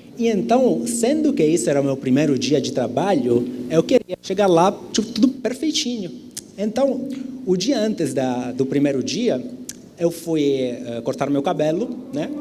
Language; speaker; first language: Portuguese; non-native, fluent; Italian